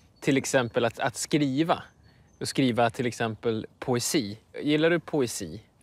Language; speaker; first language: Swedish; native; Swedish